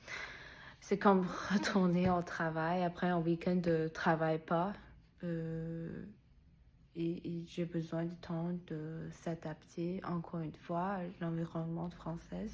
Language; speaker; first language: French; non-native, learner; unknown